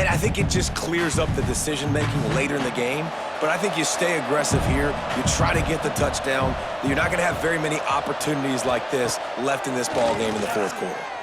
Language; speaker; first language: English; native; English